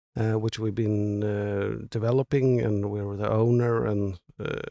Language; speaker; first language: English; non-native, fluent; Swedish